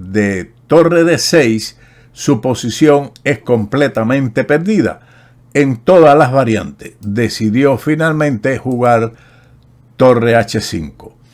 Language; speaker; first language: Spanish; native; Spanish